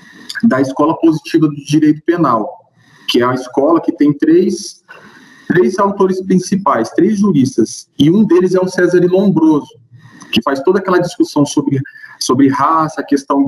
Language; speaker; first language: Portuguese; native; Portuguese